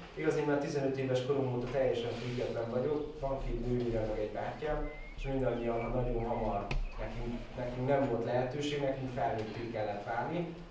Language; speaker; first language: Hungarian; native; Hungarian